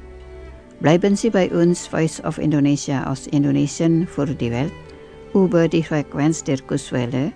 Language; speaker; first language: German; non-native, fluent; Indonesian